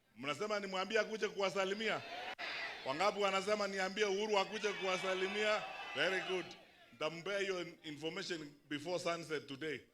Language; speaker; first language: Swahili; non-native, local second language; Luyia